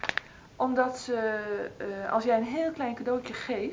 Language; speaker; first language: Dutch; native; Dutch